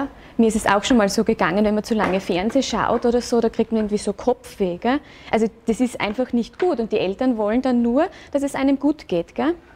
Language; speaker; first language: German; native; German